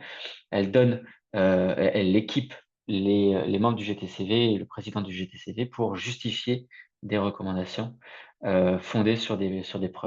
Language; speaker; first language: French; native; French